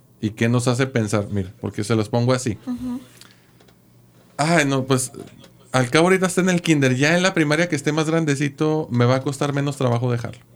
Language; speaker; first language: Spanish; native; Spanish